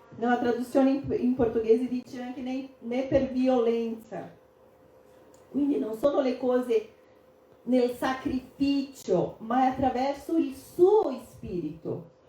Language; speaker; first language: Italian; non-native, fluent; Portuguese